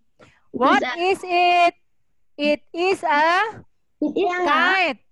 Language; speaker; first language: English; non-native, fluent; Indonesian